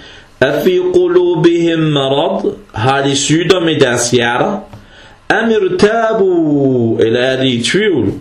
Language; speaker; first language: Danish; early bilingual, other home language; Arabic